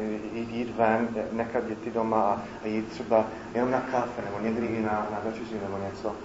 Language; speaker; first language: Czech; non-native, fluent; English